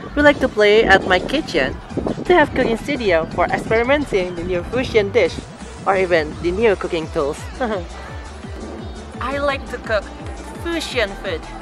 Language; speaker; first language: English; non-native, learner; Indonesian